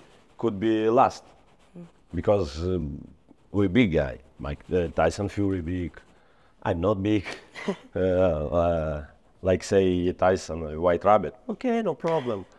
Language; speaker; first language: English; non-native, learner; Ukrainian